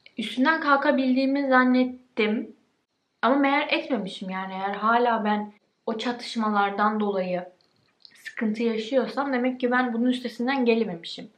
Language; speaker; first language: Turkish; early bilingual, heritage; Turkish